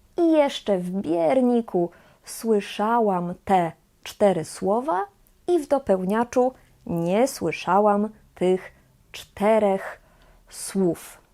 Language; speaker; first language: Polish; native; Polish